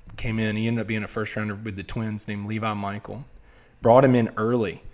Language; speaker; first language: English; native; English